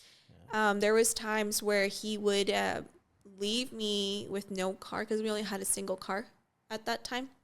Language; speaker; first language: English; native; English